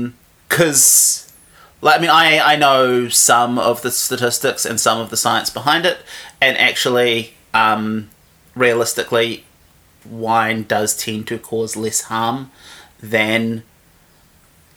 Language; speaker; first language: English; native; English